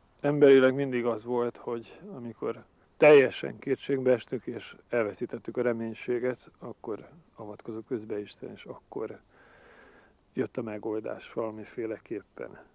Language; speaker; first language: Hungarian; native; Hungarian